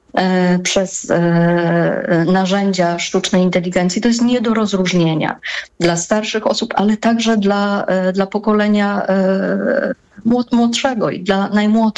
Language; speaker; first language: Polish; native; Polish